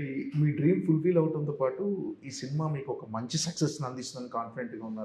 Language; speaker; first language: Telugu; native; Telugu